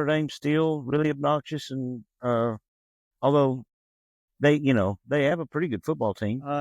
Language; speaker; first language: English; native; English